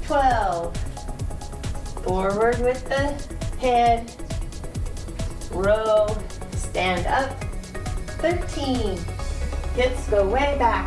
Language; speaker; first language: English; native; English